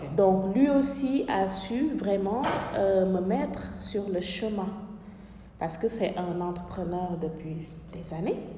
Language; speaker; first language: French; non-native, local second language; Wolof